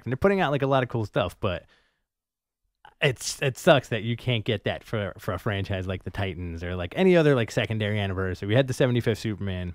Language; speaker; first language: English; native; English